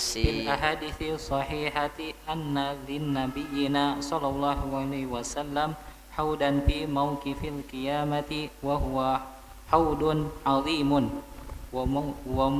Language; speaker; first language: Arabic; non-native, learner; Indonesian